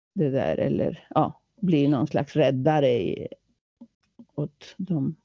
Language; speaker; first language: Swedish; non-native, fluent; Spanish